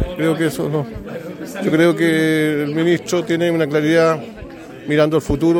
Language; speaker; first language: Spanish; native; Spanish